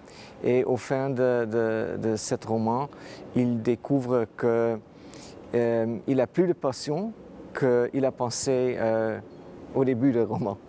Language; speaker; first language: French; non-native, fluent; Dutch